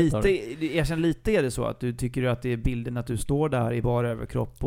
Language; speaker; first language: Swedish; native; Swedish